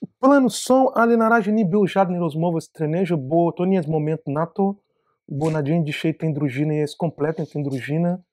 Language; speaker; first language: Polish; non-native, learner; Portuguese